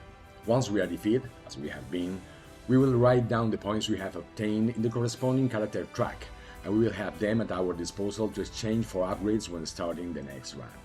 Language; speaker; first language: English; non-native, fluent; Spanish